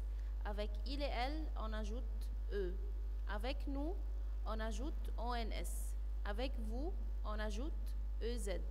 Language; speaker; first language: French; non-native, fluent; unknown